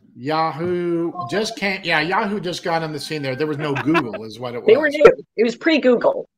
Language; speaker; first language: English; native; English